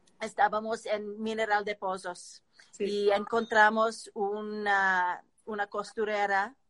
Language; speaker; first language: Spanish; non-native, learner; English